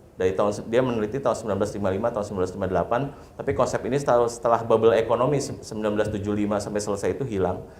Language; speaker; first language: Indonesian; native; Indonesian